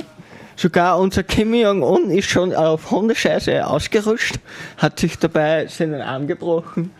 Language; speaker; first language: German; native; German